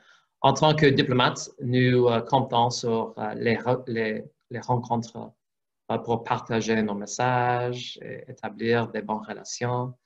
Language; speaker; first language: French; non-native, fluent; English